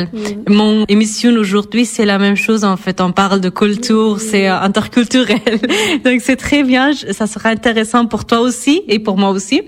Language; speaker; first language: French; non-native, fluent; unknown